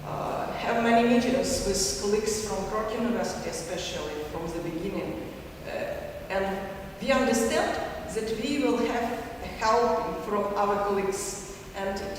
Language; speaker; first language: English; non-native, learner; Ukrainian